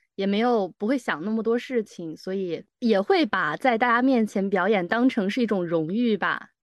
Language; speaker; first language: Chinese; native; Chinese